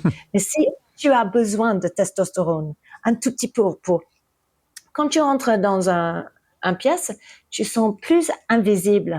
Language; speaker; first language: French; early bilingual, heritage; English